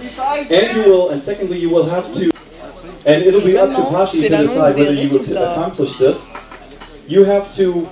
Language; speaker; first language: English; non-native, fluent; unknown